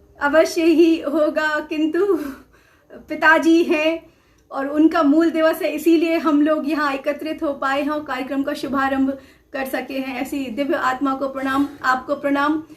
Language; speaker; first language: Hindi; native; Hindi